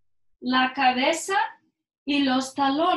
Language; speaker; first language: Spanish; non-native, learner; English